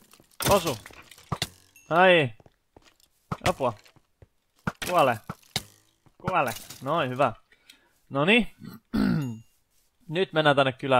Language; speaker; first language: Finnish; native; Finnish